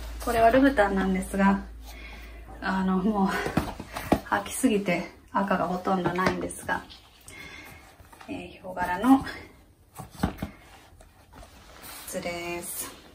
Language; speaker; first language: Japanese; early bilingual, heritage; Japanese